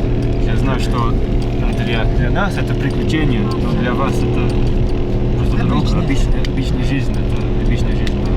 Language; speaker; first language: Russian; non-native, fluent; English